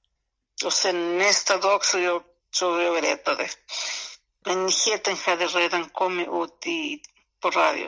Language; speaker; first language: Swedish; non-native, fluent; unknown